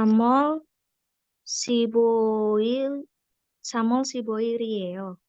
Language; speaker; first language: Korean; non-native, learner; Indonesian